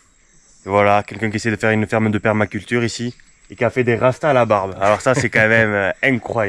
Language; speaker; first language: French; native; French